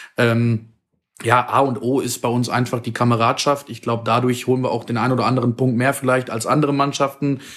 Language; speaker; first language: German; native; German